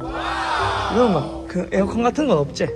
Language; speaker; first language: Korean; native; Korean